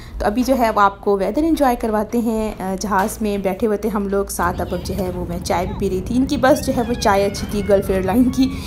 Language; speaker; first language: Urdu; native; Urdu